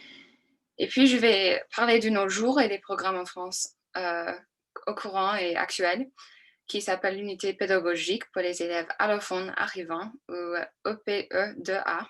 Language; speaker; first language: French; non-native, fluent; English